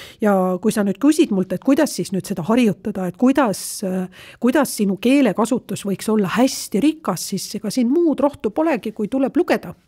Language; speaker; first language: Estonian; native; Estonian